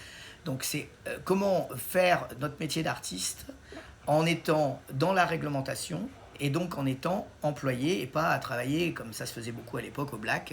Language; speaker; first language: French; native; French